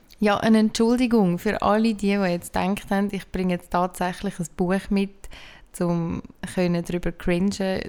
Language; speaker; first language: German; native; German